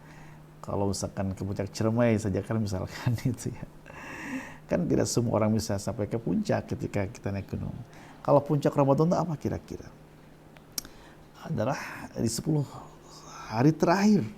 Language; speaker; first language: Indonesian; native; Indonesian